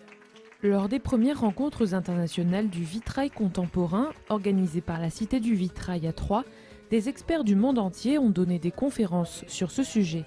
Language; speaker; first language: French; native; French